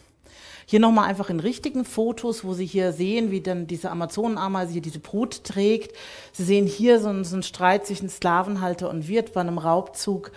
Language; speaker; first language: German; native; German